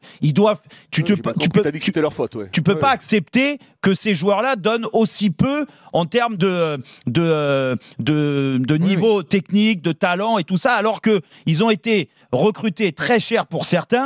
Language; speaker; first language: French; native; French